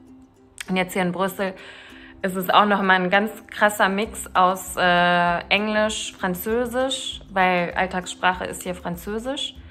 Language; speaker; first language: German; early bilingual, other home language; Turkish